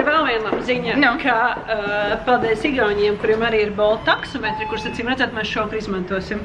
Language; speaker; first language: Latvian; native; Latvian